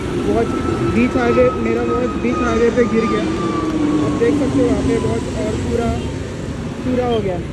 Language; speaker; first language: Hindi; non-native, local second language; Marathi